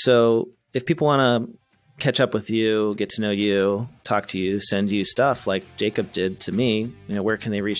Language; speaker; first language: English; native; English